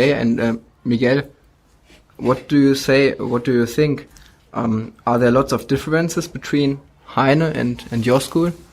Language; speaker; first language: English; non-native, fluent; German